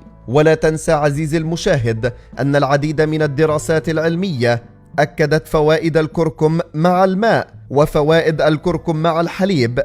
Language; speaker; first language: Arabic; native; Arabic